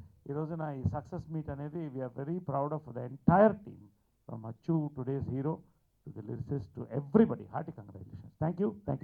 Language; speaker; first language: Telugu; native; Telugu